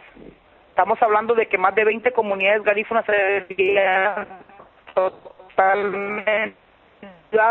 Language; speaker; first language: Spanish; native; Spanish